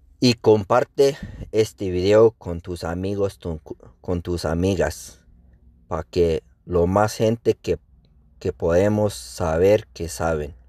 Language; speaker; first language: Spanish; non-native, local second language; Plautdietsch